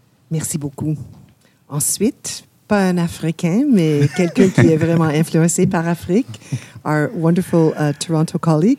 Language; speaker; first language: French; non-native, fluent; English